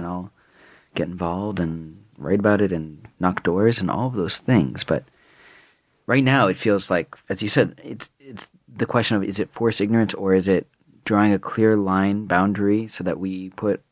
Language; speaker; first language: English; native; English